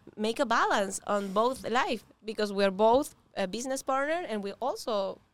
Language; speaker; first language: English; non-native, learner; Spanish